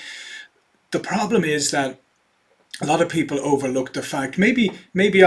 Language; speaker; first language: English; native; English